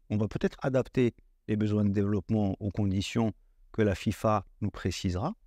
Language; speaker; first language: French; non-native, local second language; Arabic